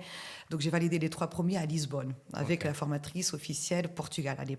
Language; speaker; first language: French; native; French